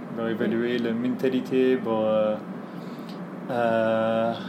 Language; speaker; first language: French; non-native, fluent; Arabic